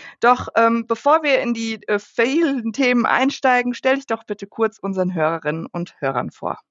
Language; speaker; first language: German; native; German